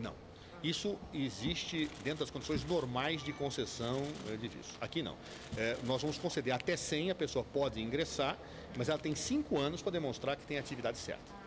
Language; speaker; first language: Portuguese; native; Portuguese